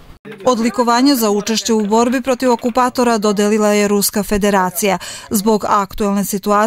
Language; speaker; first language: Serbian; native; Serbian